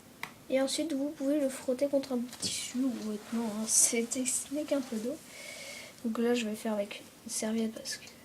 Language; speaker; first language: French; native; French